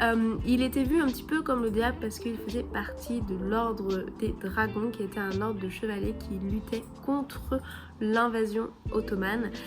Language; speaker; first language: French; native; French